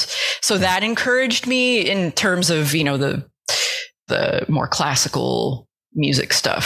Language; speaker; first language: English; native; English